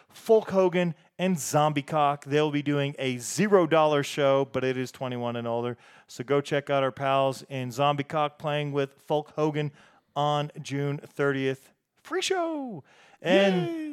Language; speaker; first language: English; native; English